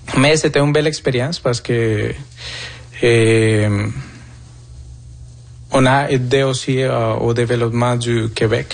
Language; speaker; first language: French; non-native, fluent; Spanish